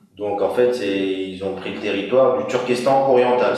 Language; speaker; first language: French; native; French